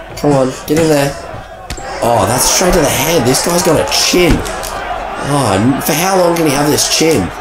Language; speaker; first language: English; native; English